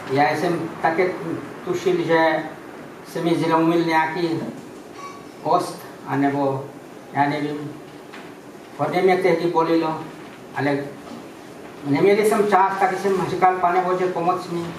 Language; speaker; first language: Czech; non-native, fluent; Ukrainian